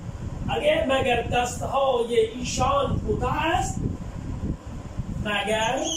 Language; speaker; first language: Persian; non-native, fluent; Urdu